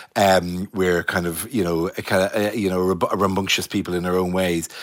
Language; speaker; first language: English; native; English